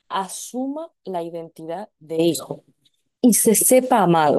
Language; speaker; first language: Spanish; native; Spanish